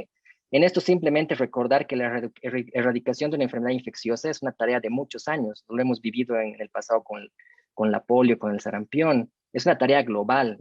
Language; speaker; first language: Spanish; native; Spanish